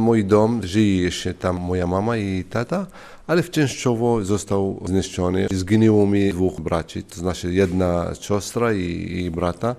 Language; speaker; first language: Polish; non-native, fluent; Arabic